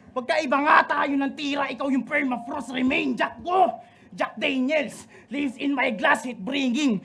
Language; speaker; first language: Filipino; native; Filipino